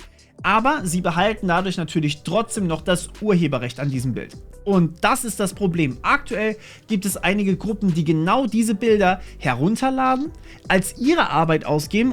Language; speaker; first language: German; native; German